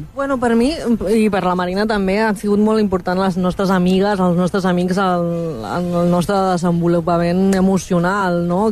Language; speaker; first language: Catalan; non-native, local second language; Spanish